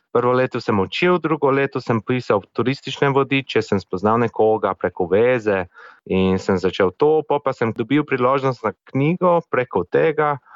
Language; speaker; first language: Slovenian; non-native, fluent; English